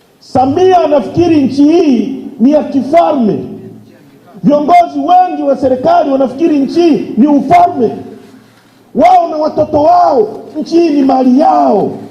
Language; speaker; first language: Swahili; native; Swahili